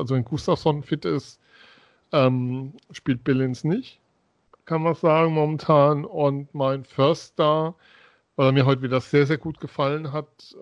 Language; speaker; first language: German; native; German